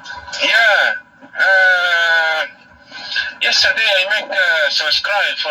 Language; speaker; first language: English; non-native, learner; Arabic